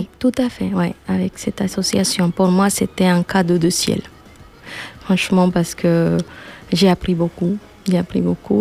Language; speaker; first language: French; non-native, learner; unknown